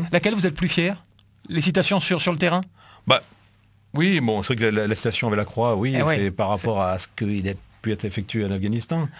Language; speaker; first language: French; native; French